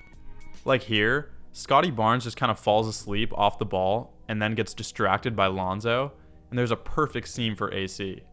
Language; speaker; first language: English; native; English